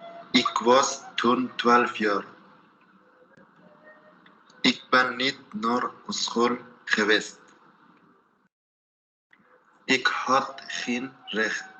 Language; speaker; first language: Dutch; non-native, learner; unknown